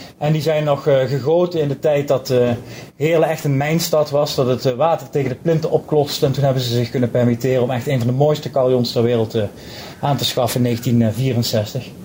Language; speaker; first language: Dutch; native; Dutch